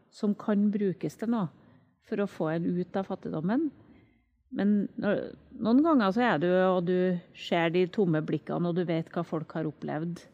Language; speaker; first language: Norwegian; native; Norwegian